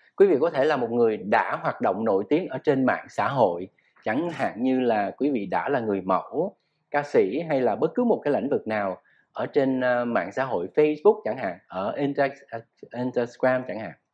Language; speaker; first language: Vietnamese; native; Vietnamese